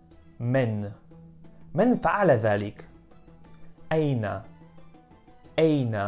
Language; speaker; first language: Arabic; non-native, fluent; Polish